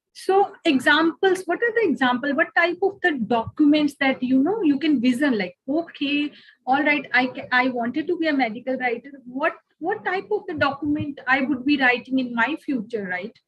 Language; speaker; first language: English; non-native, local second language; Punjabi